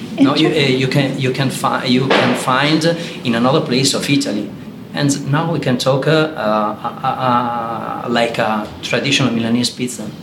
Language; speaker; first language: English; non-native, learner; Italian